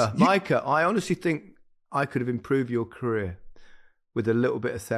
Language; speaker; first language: English; native; English